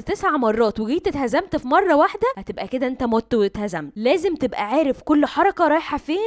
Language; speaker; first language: Arabic; native; Arabic